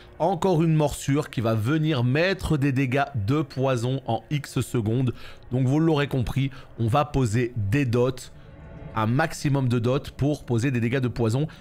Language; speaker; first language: French; native; French